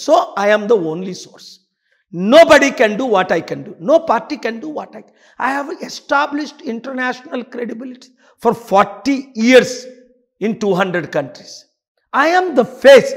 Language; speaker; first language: English; non-native, local second language; Telugu